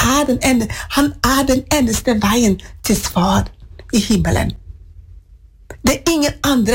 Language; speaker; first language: Norwegian; non-native, fluent; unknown